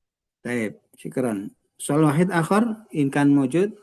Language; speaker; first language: Arabic; non-native, fluent; Indonesian